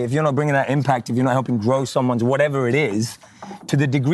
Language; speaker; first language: English; native; English